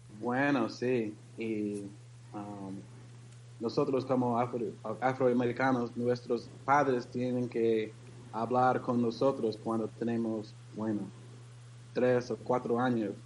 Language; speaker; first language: Spanish; non-native, learner; English